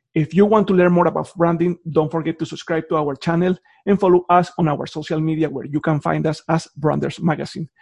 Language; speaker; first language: English; non-native, fluent; Spanish